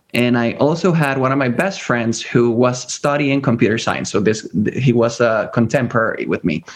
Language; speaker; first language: English; early bilingual, other home language; Spanish